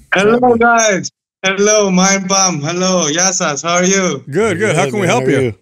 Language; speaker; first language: English; non-native, fluent; Greek